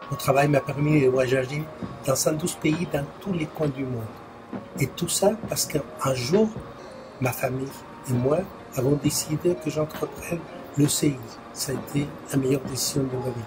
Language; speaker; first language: French; non-native, fluent; Spanish